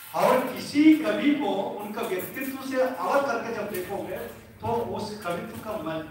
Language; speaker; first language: Hindi; non-native, local second language; Telugu